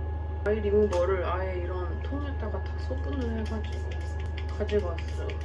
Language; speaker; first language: Korean; native; Korean